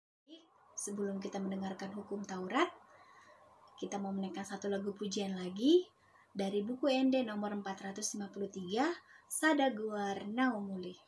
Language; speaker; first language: Indonesian; native; Indonesian